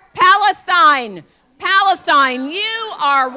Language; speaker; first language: English; native; English